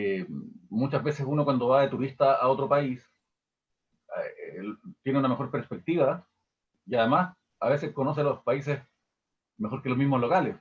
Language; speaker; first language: Spanish; native; Spanish